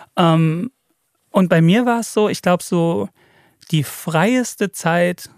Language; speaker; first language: German; native; German